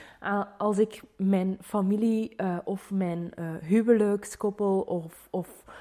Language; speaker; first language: Dutch; native; Dutch